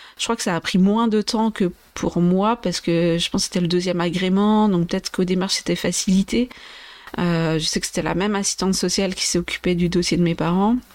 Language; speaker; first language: French; native; French